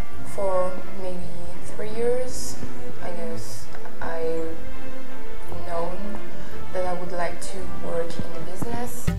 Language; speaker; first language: English; non-native, learner; French